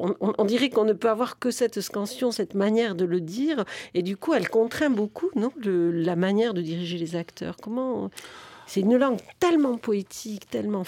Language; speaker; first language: French; native; French